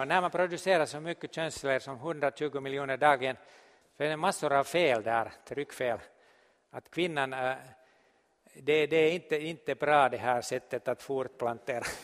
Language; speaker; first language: Swedish; non-native, local second language; Finnish